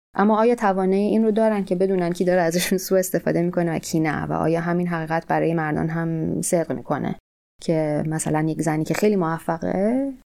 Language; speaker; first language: Persian; native; Persian